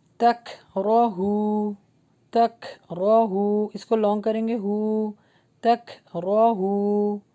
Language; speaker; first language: Urdu; native; Urdu